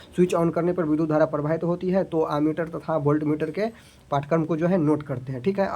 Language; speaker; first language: Hindi; native; Hindi